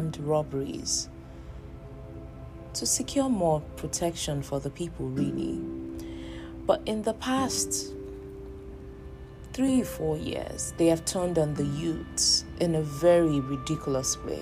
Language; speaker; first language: English; non-native, local second language; Yoruba